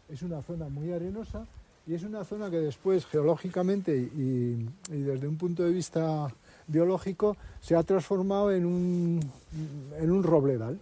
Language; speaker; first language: Spanish; native; Spanish